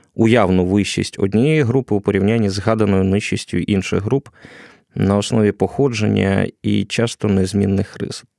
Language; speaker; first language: Ukrainian; native; Ukrainian